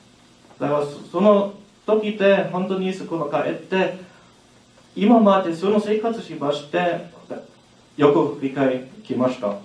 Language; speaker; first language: Japanese; non-native, learner; German